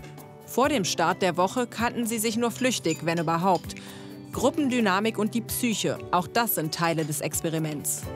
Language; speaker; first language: German; native; German